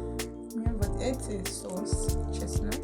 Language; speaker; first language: Russian; non-native, learner; English